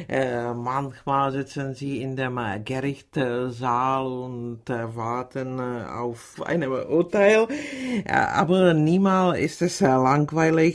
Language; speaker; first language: German; non-native, fluent; Czech